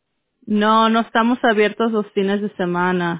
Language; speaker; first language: Spanish; early bilingual, heritage; English